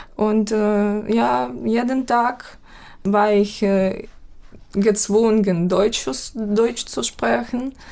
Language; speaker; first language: German; non-native, fluent; Ukrainian